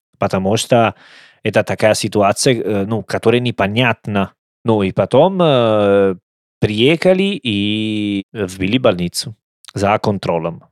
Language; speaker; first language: Russian; non-native, learner; Italian